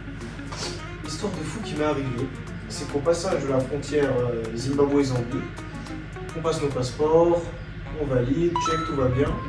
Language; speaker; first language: French; native; French